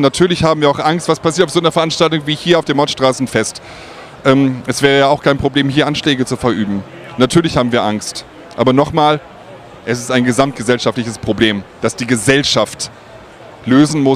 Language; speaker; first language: German; native; German